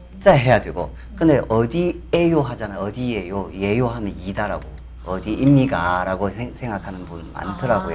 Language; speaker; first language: Korean; non-native, fluent; Chinese